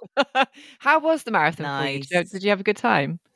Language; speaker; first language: English; native; English